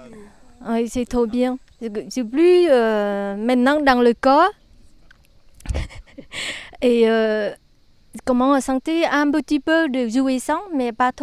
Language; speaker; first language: French; non-native, learner; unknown